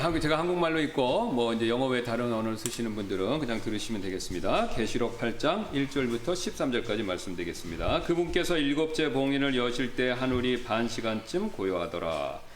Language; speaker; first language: Korean; native; Korean